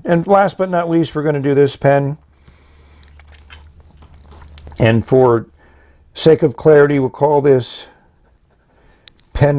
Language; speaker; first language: English; native; English